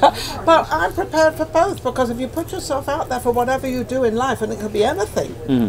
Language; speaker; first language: English; native; English